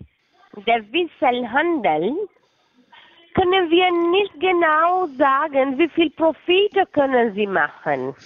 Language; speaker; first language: German; non-native, fluent; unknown